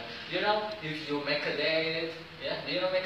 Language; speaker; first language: English; non-native, learner; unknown